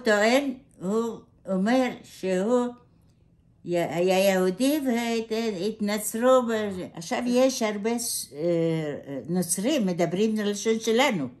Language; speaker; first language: Hebrew; non-native, fluent; Aramaic